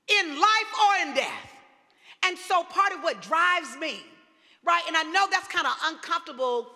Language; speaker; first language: English; native; English